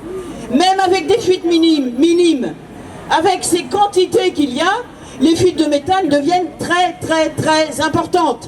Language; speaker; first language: French; native; French